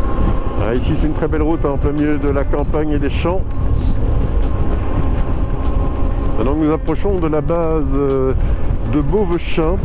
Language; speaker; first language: French; native; French